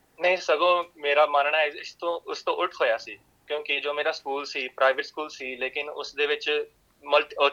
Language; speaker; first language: Punjabi; early bilingual, heritage; Punjabi